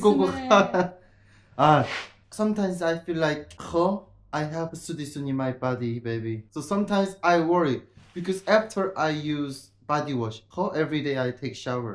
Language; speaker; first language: English; non-native, learner; Korean